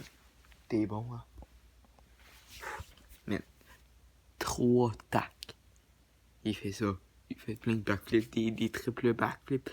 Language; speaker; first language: French; native; French